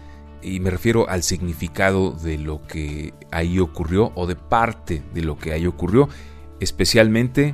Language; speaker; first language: Spanish; native; Spanish